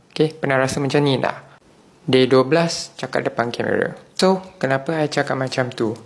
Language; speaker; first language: Malay; non-native, local second language; Chinese